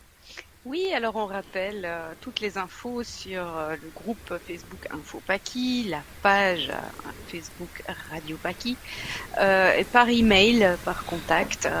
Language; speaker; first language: French; native; French